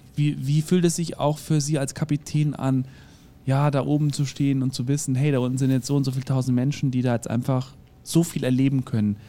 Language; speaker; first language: German; native; German